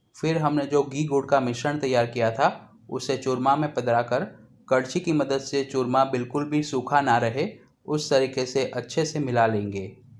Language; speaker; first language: Hindi; non-native, local second language; Gujarati